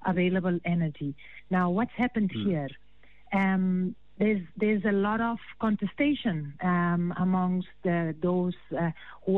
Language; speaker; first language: English; non-native, fluent; Spanish